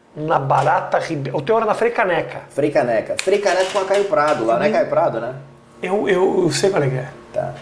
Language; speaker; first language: Portuguese; non-native, fluent; English